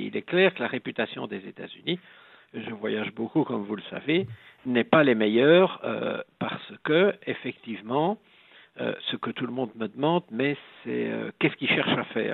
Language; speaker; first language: French; native; French